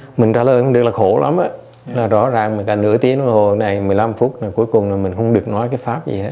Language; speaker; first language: Vietnamese; early bilingual, other home language; English